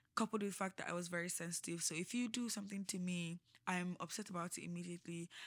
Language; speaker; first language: English; non-native, local second language; Yoruba